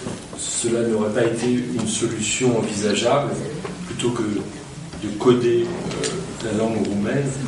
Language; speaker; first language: French; native; French